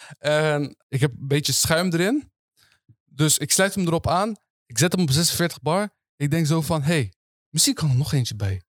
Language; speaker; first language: Dutch; early bilingual, other home language; Turkish